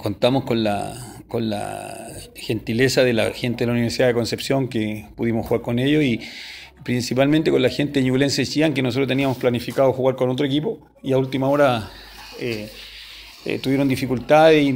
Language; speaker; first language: Spanish; native; Spanish